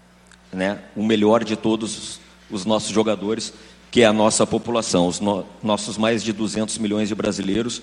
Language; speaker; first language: Portuguese; native; Portuguese